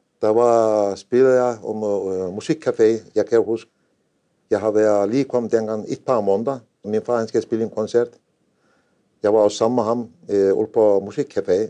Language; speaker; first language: Danish; non-native, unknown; Turkish